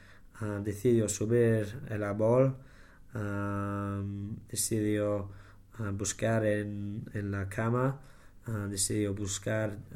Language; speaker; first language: Spanish; non-native, learner; English